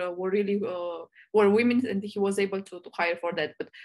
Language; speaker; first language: English; non-native, fluent; Romanian